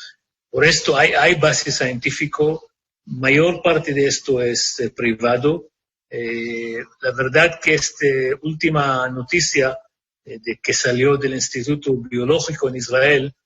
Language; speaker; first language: Spanish; non-native, fluent; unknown